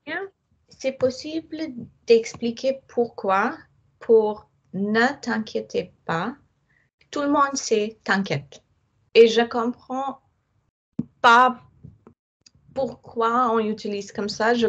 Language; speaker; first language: French; non-native, fluent; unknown